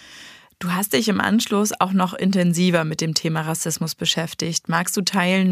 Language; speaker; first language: German; native; German